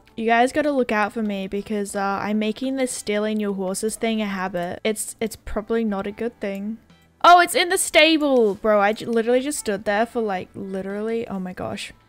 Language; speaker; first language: English; native; English